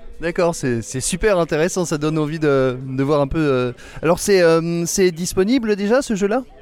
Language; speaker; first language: French; native; French